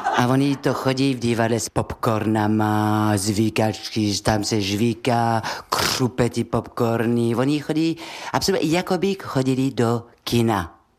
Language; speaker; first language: Czech; non-native, fluent; French